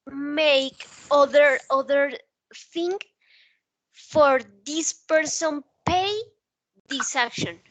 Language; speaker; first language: English; non-native, learner; Spanish